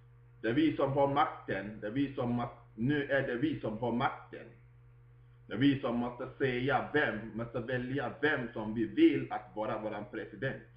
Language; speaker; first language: Swedish; non-native, fluent; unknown